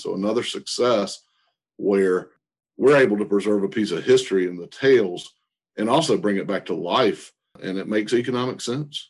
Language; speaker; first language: English; native; English